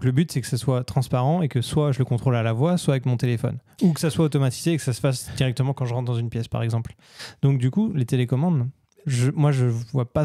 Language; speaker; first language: French; native; French